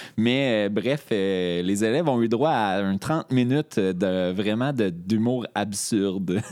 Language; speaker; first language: French; native; French